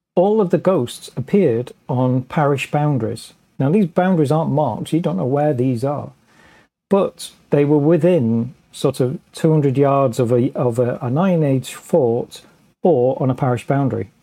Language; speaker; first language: English; native; English